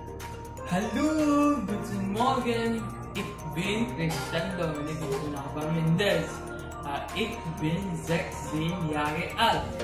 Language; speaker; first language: German; non-native, learner; Filipino